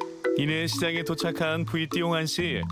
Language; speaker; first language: Korean; native; Korean